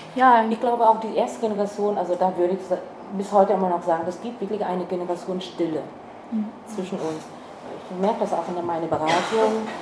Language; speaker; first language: German; non-native, fluent; Vietnamese